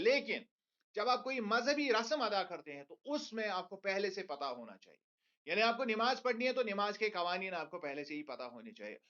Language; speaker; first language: Urdu; non-native, local second language; Kashmiri